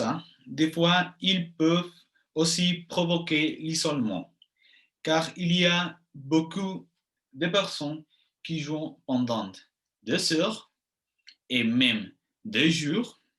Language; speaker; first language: French; non-native, fluent; Spanish